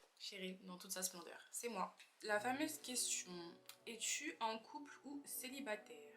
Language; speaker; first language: French; native; French